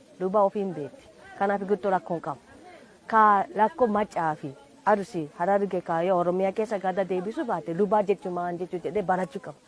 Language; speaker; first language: Oromo; non-native, fluent; Japanese